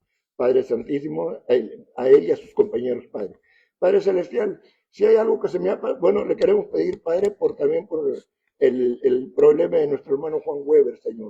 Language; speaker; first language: Spanish; native; Spanish